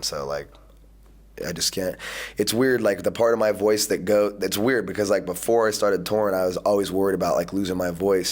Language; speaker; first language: English; native; English